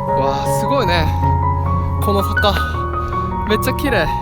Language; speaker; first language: Japanese; non-native, fluent; Korean